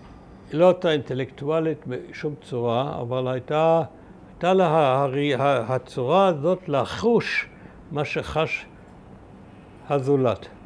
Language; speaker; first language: Hebrew; early bilingual, other home language; German